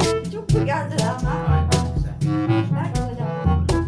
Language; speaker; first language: Turkish; non-native, learner; Filipino